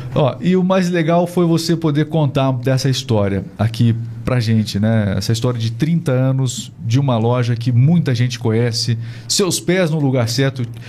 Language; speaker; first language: Portuguese; native; Portuguese